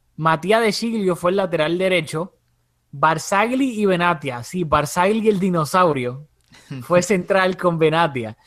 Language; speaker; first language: Spanish; early bilingual, heritage; Spanish